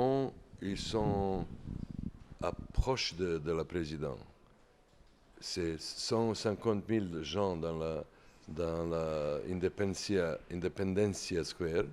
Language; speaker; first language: French; non-native, learner; Serbian